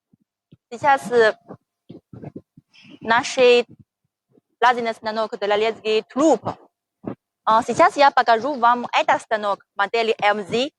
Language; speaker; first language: Russian; non-native, learner; Chinese